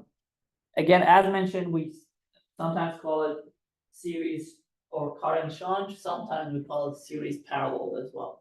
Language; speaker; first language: English; non-native, fluent; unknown